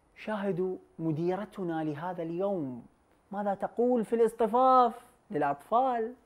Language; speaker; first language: Arabic; native; Arabic